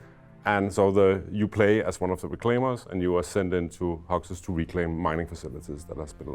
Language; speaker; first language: English; non-native, fluent; Danish